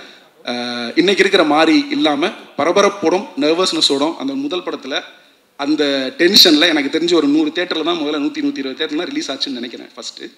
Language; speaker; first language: Tamil; native; Tamil